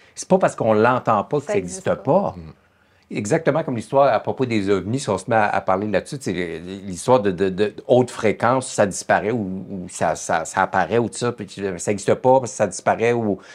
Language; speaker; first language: French; native; French